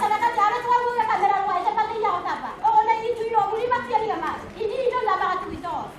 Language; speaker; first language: Indonesian; non-native, local second language; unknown